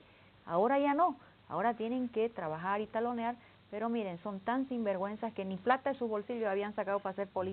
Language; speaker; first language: Spanish; native; Spanish